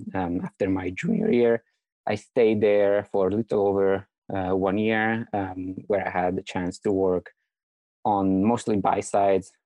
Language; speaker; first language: English; non-native, fluent; Italian